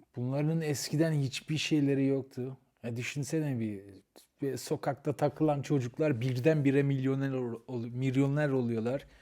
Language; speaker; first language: Turkish; early bilingual, heritage; Turkish